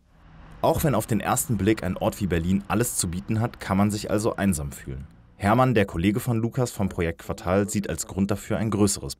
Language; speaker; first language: German; native; German